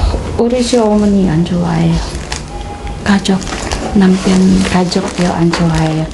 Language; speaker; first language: Korean; non-native, learner; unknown